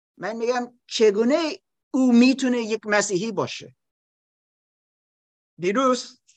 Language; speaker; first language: Persian; non-native, learner; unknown